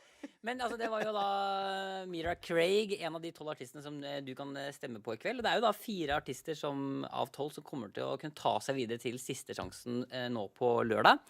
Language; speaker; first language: Norwegian; native; Norwegian